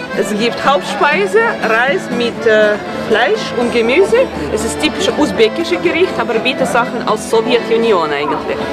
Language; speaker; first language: German; non-native, fluent; Russian